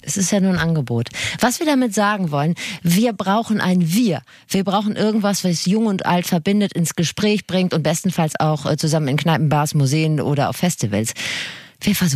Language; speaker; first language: German; native; German